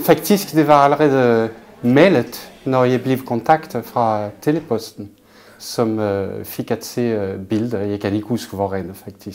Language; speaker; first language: Danish; non-native, local second language; Kalaallisut